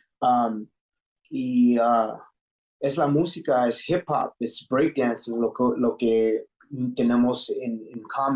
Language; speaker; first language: Spanish; early bilingual, heritage; English